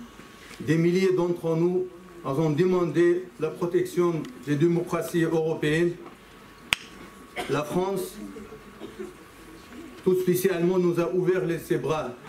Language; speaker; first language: French; non-native, fluent; Chechen